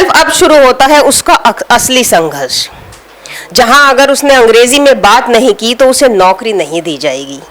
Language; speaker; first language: Hindi; native; Hindi